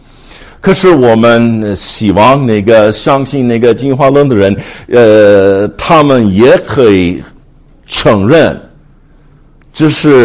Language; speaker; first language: Chinese; non-native, fluent; English